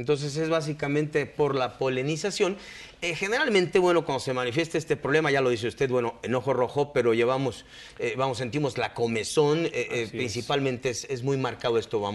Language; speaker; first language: Spanish; native; Spanish